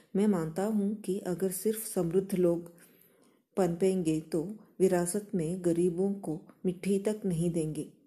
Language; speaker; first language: Hindi; non-native, local second language; Kannada